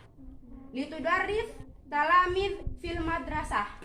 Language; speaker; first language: Arabic; non-native, learner; Indonesian